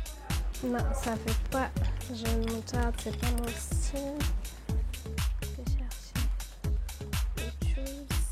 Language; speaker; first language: French; non-native, local second language; Arabic